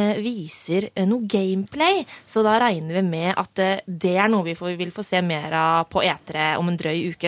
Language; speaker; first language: Norwegian; native; Norwegian